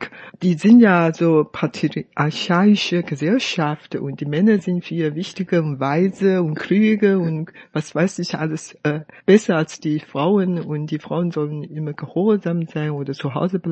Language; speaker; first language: German; non-native, fluent; Chinese